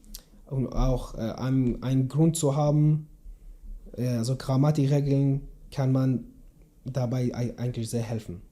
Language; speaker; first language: German; non-native, learner; Kurdish